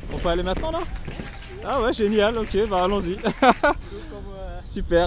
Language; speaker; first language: French; native; French